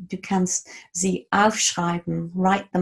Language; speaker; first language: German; non-native, fluent; English